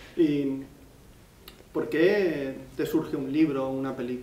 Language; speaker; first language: Spanish; native; Spanish